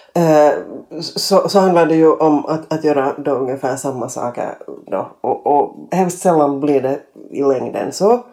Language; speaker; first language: Swedish; native; Swedish